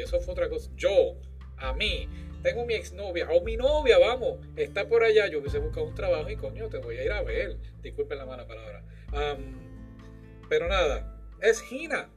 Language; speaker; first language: Spanish; native; Spanish